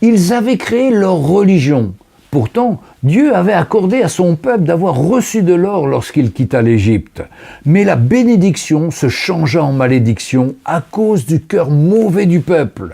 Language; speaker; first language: French; native; French